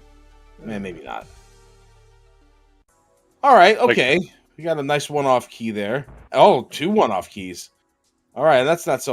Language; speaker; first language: English; native; English